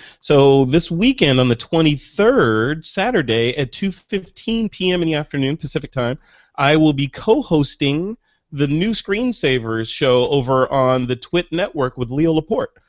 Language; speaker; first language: English; native; English